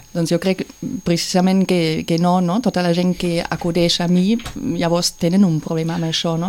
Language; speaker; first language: Catalan; non-native, fluent; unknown